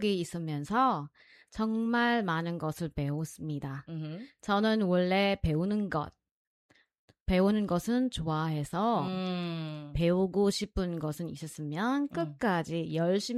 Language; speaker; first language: Filipino; non-native, local second language; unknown